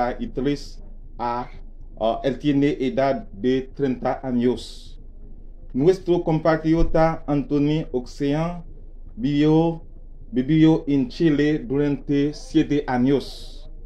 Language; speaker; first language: Spanish; non-native, learner; Haitian Creole